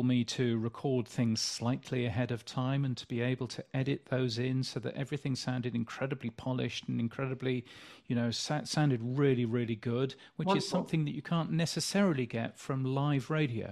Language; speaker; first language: English; native; English